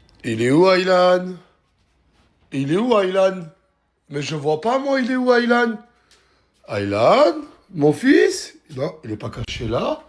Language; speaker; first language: French; native; French